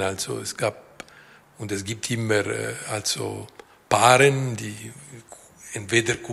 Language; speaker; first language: German; non-native, fluent; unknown